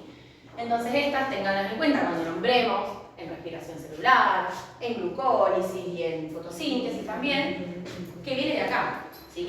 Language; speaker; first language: Spanish; native; Spanish